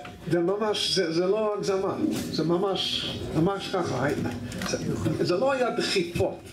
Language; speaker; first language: Hebrew; non-native, fluent; English